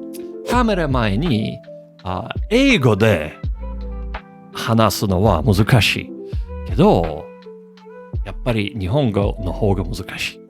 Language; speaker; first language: Japanese; non-native, learner; English